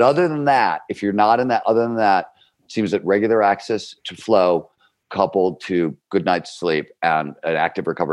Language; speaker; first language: English; native; English